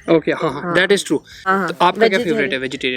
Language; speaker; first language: Hindi; native; Hindi